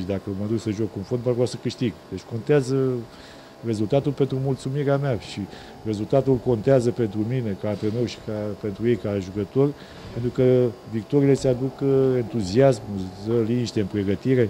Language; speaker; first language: Romanian; native; Romanian